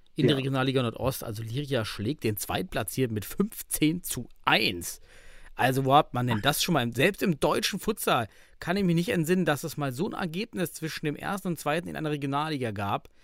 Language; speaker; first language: German; native; German